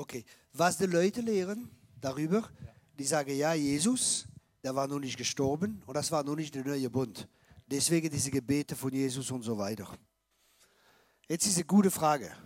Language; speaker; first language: German; non-native, fluent; French